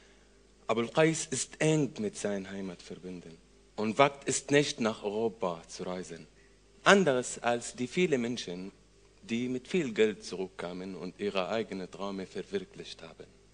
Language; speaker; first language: German; non-native, learner; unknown